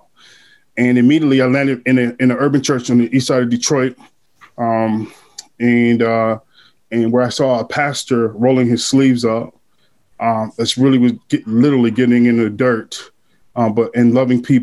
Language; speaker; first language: English; native; English